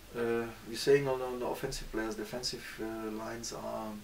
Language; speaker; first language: English; non-native, fluent; Turkish